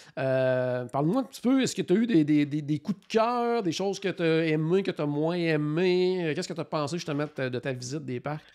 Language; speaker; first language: French; native; French